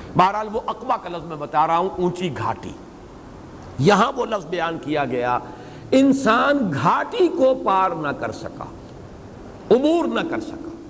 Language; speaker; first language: Urdu; native; Urdu